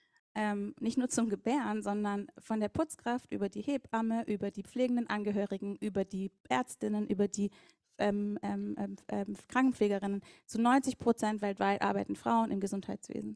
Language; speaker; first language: German; native; German